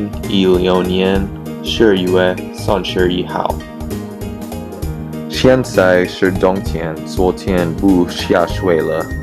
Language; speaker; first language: Chinese; non-native, learner; English